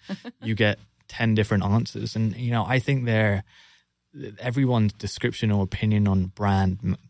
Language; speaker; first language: English; native; English